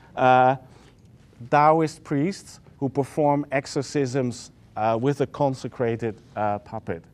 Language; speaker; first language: English; non-native, fluent; Dutch